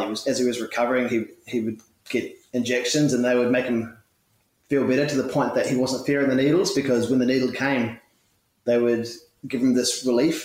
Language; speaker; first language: English; native; English